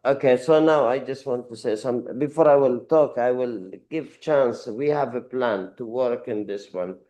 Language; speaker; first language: English; non-native, learner; Arabic